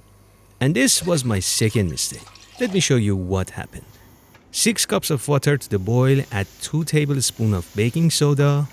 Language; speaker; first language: English; non-native, fluent; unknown